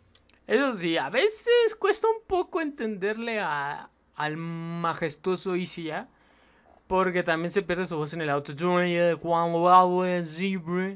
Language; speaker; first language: Spanish; native; Spanish